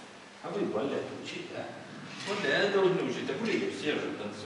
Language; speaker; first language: Russian; non-native, learner; Korean